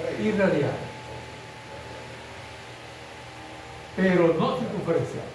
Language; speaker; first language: Spanish; native; Spanish